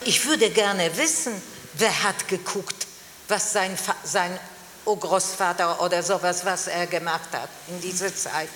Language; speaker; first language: German; non-native, fluent; Polish